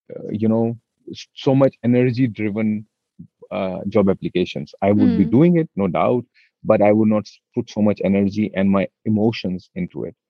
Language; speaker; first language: English; non-native, local second language; Hindi